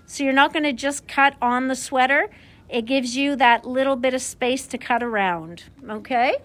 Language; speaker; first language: English; native; English